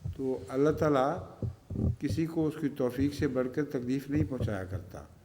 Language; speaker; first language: Urdu; native; Urdu